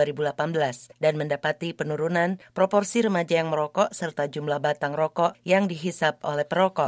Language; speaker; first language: Indonesian; native; Indonesian